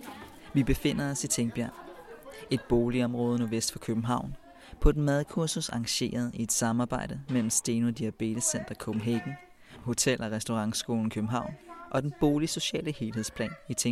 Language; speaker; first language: Danish; native; Danish